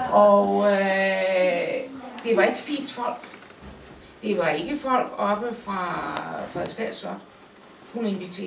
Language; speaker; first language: Danish; native; Danish